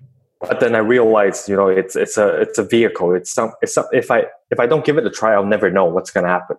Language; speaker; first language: English; non-native, fluent; Chinese